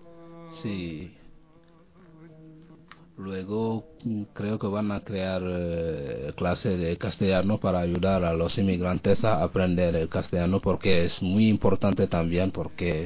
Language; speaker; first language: Spanish; non-native, learner; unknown